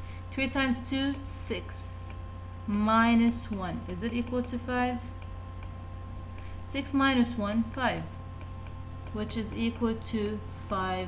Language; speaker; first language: English; non-native, fluent; Arabic